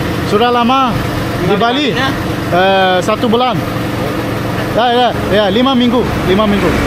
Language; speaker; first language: Indonesian; non-native, learner; English